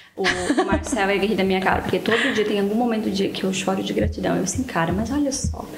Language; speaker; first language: Portuguese; native; Portuguese